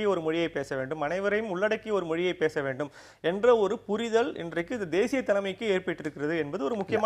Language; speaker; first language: Tamil; native; Tamil